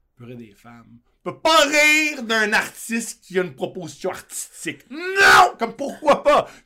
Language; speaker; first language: French; native; French